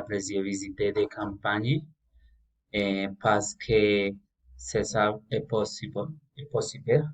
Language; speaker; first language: French; non-native, learner; Spanish